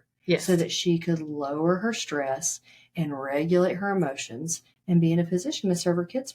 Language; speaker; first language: English; native; English